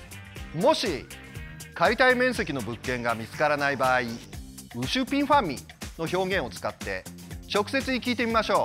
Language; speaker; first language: Japanese; native; Japanese